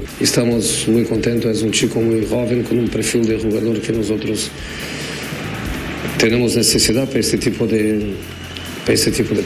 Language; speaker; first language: Spanish; non-native, fluent; Portuguese